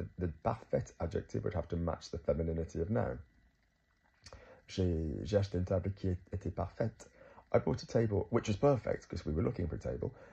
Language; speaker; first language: English; native; English